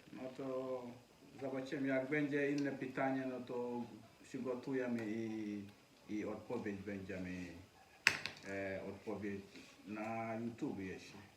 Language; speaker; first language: Polish; non-native, learner; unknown